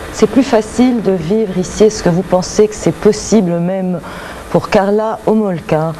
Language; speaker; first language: French; native; French